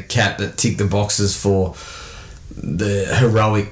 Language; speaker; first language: English; native; English